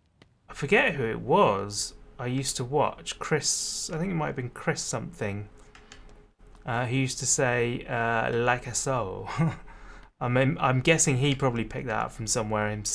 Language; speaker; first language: English; native; English